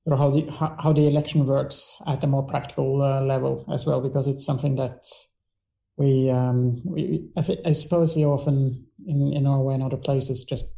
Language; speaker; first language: English; non-native, fluent; Norwegian